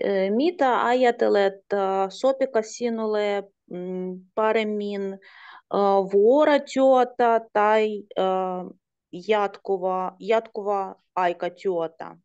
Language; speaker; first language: Finnish; non-native, learner; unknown